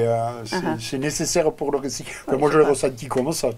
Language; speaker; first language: French; native; French